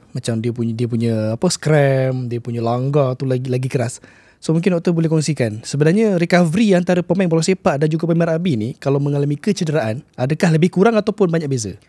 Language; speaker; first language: Malay; native; Malay